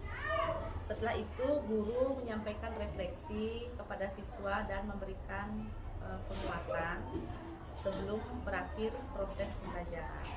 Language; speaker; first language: Indonesian; native; Indonesian